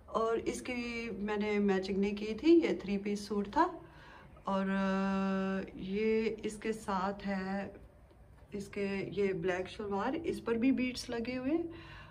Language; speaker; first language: Urdu; native; Urdu